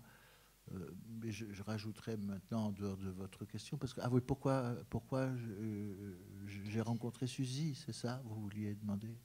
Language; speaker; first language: French; native; French